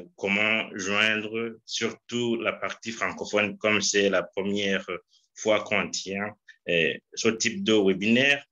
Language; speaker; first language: French; non-native, local second language; Rundi